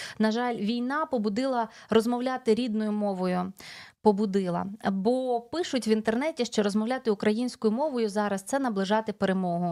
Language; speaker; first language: Ukrainian; native; Ukrainian